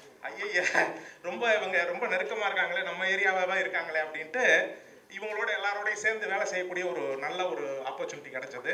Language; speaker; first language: Tamil; native; Tamil